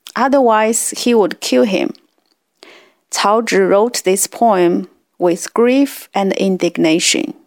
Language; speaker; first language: English; non-native, fluent; Chinese